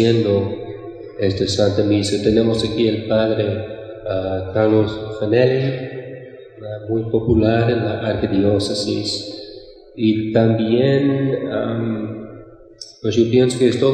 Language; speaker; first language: Spanish; non-native, fluent; English